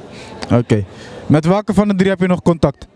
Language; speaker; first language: Dutch; native; Dutch